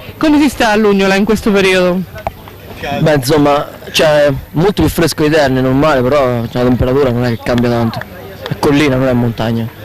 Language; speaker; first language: Italian; native; Italian